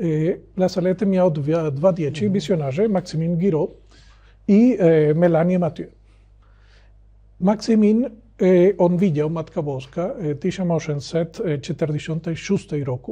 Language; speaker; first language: Polish; non-native, learner; Spanish